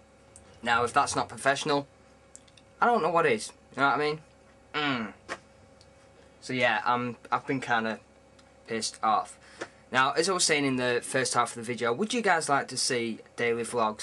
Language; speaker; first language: English; native; English